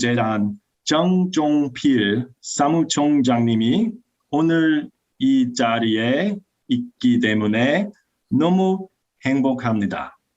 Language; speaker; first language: Korean; non-native, learner; English